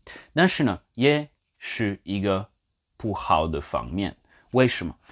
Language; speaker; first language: Chinese; non-native, fluent; English